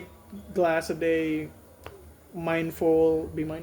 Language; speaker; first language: English; non-native, fluent; Indonesian